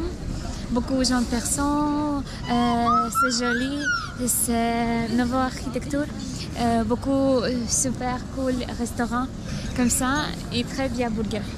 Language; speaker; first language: French; non-native, learner; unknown